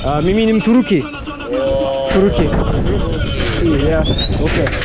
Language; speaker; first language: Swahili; non-native, learner; Turkish